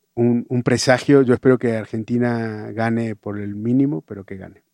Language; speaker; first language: Spanish; native; Spanish